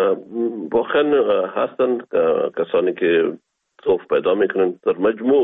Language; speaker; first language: Persian; native; Persian